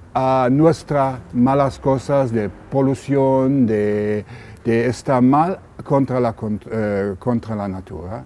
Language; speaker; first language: Spanish; non-native, learner; German